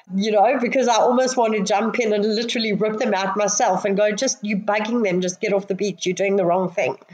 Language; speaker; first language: English; native; English